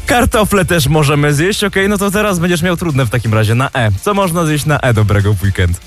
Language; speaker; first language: Polish; native; Polish